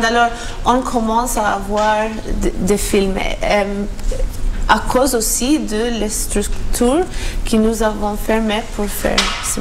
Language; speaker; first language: French; non-native, learner; Maltese